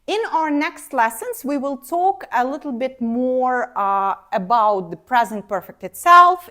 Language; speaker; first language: English; non-native, fluent; Ukrainian